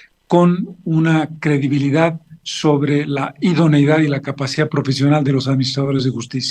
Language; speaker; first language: Spanish; native; Spanish